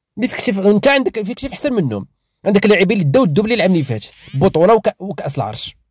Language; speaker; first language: Arabic; native; Arabic